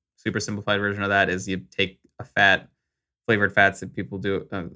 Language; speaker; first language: English; native; English